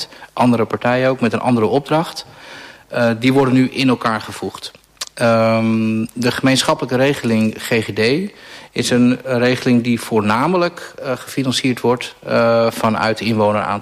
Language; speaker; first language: Dutch; native; Dutch